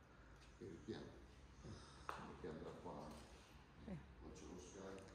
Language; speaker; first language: Italian; native; Italian